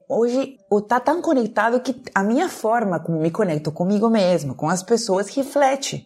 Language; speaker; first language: Portuguese; non-native, fluent; Spanish